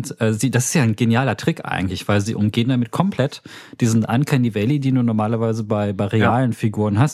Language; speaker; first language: German; native; German